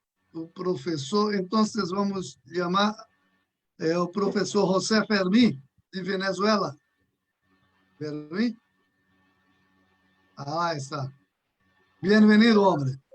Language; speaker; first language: Portuguese; non-native, learner; Spanish